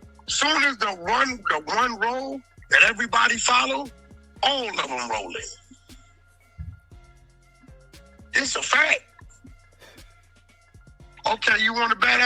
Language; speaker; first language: English; native; English